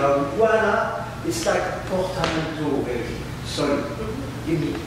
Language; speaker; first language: English; non-native, learner; French